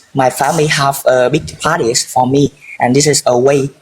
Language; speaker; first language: English; non-native, learner; Vietnamese